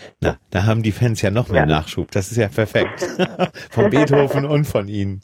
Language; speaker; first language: German; native; German